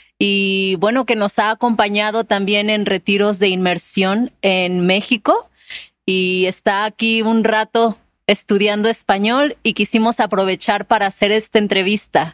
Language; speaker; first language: Spanish; native; Spanish